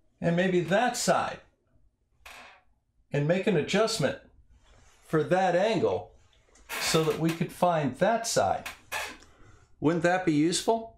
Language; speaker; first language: English; native; English